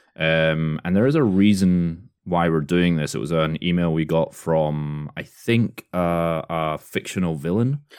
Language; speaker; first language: English; native; English